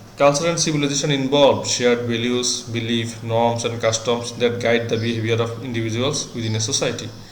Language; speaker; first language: English; non-native, local second language; Bangla